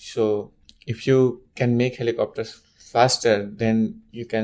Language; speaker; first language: English; non-native, local second language; Hindi